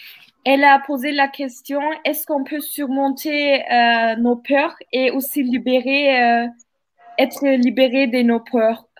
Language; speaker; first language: French; non-native, fluent; Turkish